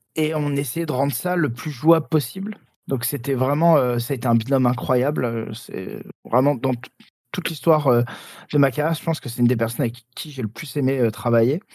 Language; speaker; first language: French; native; French